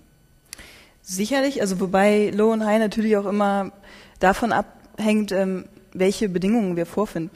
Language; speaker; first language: German; native; German